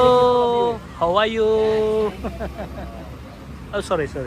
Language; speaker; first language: English; non-native, local second language; Indonesian